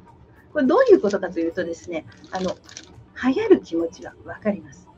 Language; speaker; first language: Japanese; native; Japanese